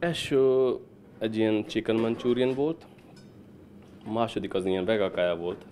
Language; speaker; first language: Hungarian; non-native, learner; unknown